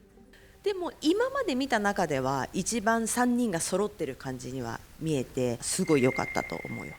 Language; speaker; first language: Japanese; native; Japanese